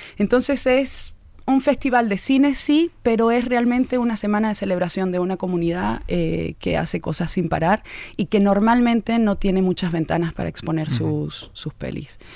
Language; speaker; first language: Spanish; native; Spanish